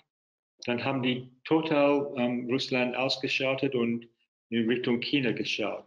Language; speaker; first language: German; non-native, fluent; English